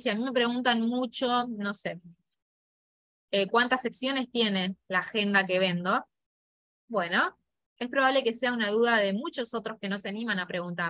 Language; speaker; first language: Spanish; native; Spanish